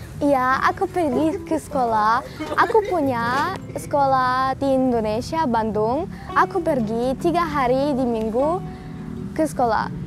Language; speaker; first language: Indonesian; non-native, learner; German